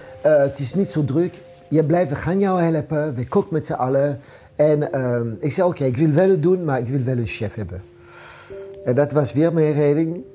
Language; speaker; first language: Dutch; non-native, fluent; French